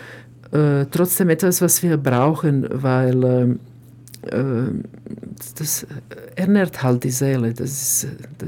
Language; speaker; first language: German; non-native, fluent; Croatian